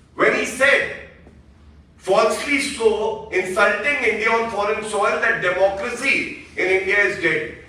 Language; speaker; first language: English; non-native, local second language; Hindi